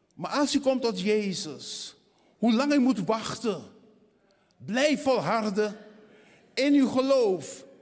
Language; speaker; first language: Dutch; non-native, fluent; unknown